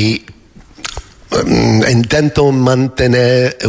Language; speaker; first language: Spanish; non-native, learner; English